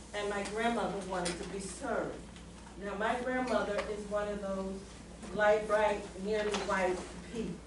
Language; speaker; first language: English; native; English